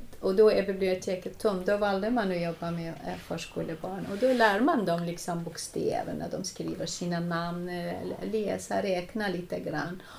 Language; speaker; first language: Swedish; non-native, fluent; Arabic